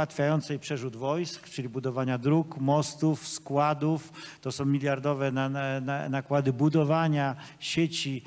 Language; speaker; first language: Polish; native; Polish